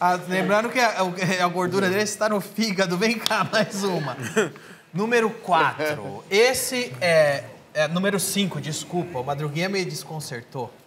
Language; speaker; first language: Portuguese; native; Portuguese